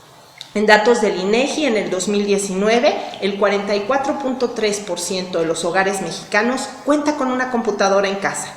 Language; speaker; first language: Spanish; native; Spanish